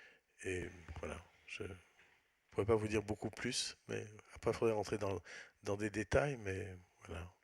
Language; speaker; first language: French; native; French